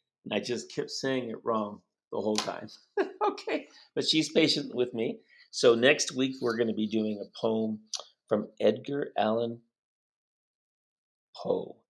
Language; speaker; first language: English; native; English